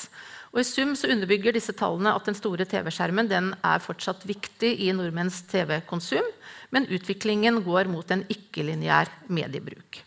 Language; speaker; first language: Norwegian; native; Norwegian